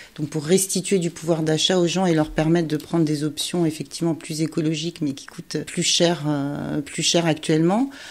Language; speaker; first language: French; native; French